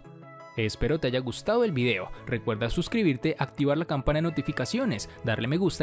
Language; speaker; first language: Spanish; native; Spanish